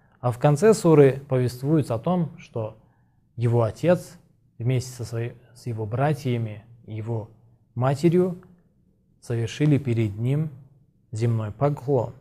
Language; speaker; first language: Russian; non-native, local second language; Azerbaijani